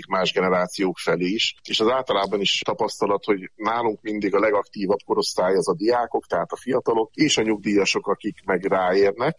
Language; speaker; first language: Hungarian; native; Hungarian